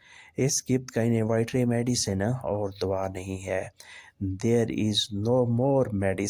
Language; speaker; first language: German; non-native, learner; Urdu